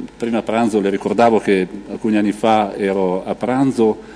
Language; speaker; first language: Italian; native; Italian